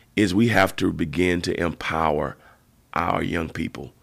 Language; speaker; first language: English; native; English